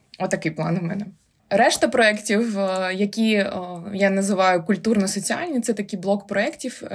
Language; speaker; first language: Ukrainian; non-native, local second language; Russian